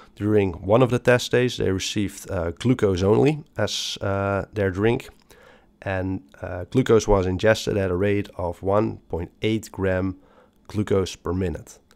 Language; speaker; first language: English; non-native, fluent; Dutch